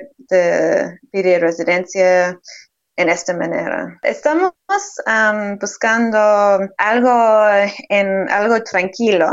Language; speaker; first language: Spanish; non-native, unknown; English